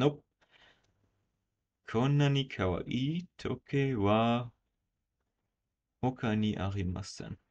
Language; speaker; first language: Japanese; non-native, learner; English